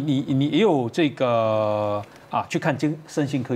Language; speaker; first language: Chinese; native; Chinese